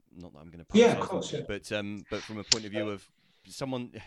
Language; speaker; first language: English; native; English